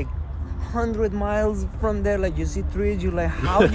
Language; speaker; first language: English; non-native, fluent; Spanish